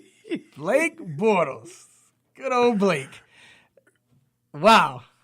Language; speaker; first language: English; native; English